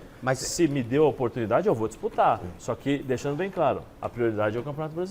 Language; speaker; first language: Portuguese; native; Portuguese